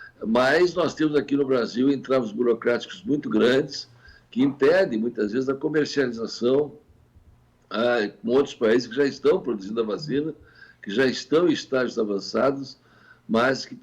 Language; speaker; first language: Portuguese; native; Portuguese